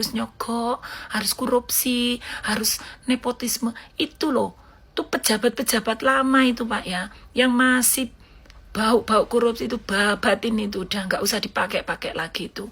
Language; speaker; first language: Indonesian; native; Indonesian